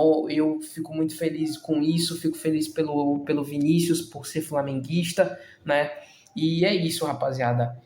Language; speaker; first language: Portuguese; native; Portuguese